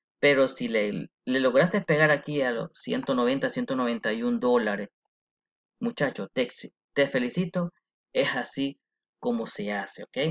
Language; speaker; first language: Spanish; early bilingual, heritage; Spanish